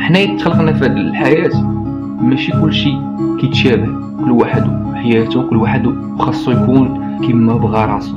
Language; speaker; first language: Arabic; native; Arabic